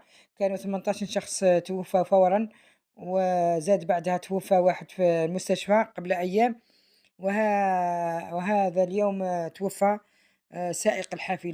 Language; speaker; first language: Arabic; native; Arabic